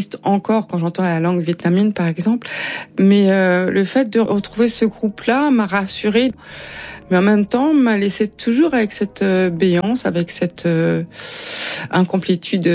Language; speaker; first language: French; native; French